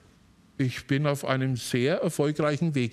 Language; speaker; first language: German; native; German